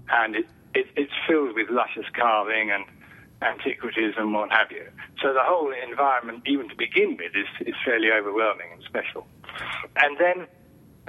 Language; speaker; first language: English; native; English